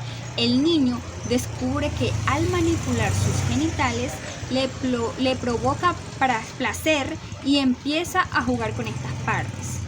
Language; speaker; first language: Spanish; native; Spanish